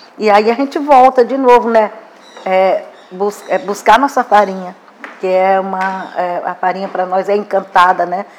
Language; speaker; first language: Portuguese; non-native, local second language; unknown